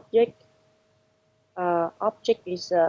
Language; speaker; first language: English; non-native, learner; Vietnamese